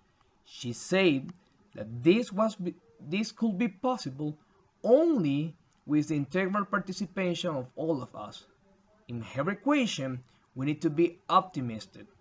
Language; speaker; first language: English; non-native, learner; Spanish